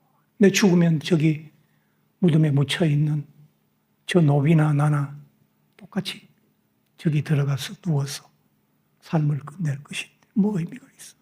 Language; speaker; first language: Korean; native; Korean